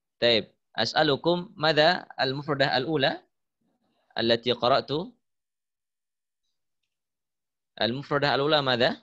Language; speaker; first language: Arabic; non-native, fluent; Indonesian